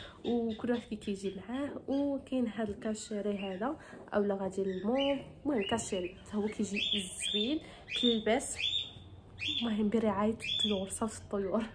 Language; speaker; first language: Arabic; native; Arabic